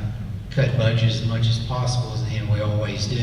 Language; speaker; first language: English; native; English